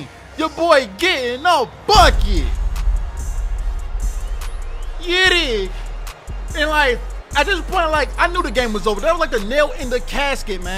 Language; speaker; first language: English; native; English